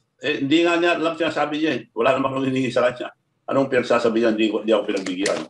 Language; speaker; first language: Filipino; non-native, local second language; Iloko